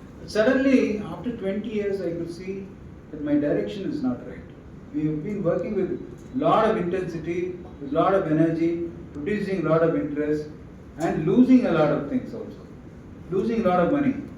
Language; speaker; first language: English; non-native, local second language; Tamil